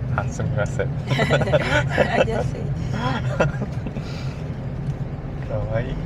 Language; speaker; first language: Japanese; non-native, learner; Polish